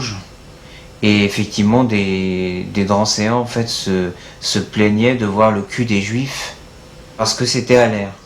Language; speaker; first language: French; native; French